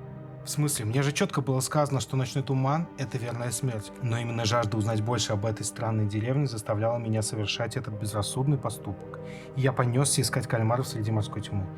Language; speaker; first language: Russian; native; Russian